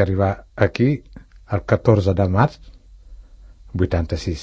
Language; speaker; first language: Catalan; non-native, fluent; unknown